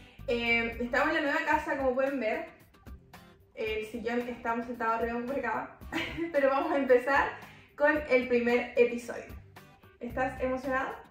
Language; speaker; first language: Spanish; native; Spanish